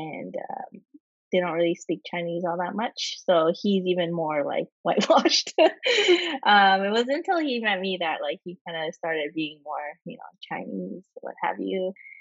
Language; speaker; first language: English; native; English